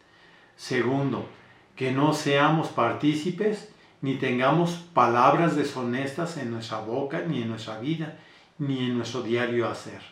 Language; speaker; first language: Spanish; native; Spanish